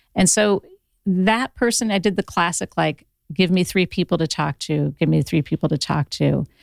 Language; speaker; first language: English; native; English